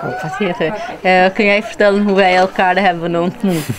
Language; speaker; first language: Albanian; early bilingual, heritage; Albanian